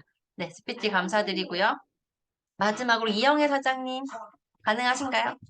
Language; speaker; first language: Korean; native; Korean